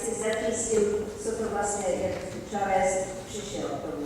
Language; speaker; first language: Czech; early bilingual, heritage; Czech